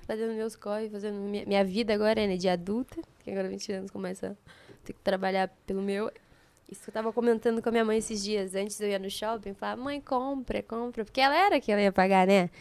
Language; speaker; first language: Portuguese; native; Portuguese